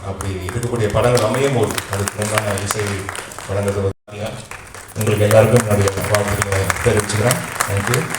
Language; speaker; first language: Tamil; native; Tamil